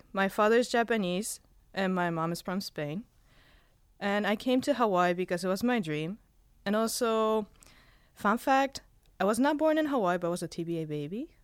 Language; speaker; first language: English; non-native, fluent; Spanish